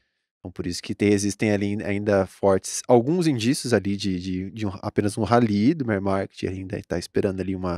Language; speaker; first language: Portuguese; native; Portuguese